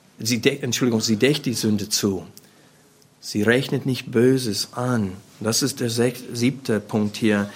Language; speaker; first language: German; non-native, fluent; English